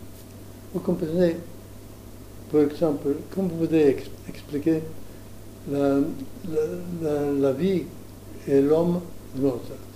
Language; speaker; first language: French; non-native, learner; Italian